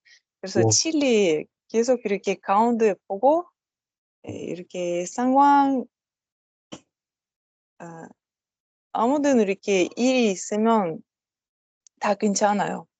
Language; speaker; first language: Korean; non-native, learner; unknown